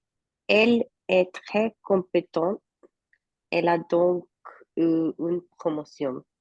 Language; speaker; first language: French; non-native, learner; Spanish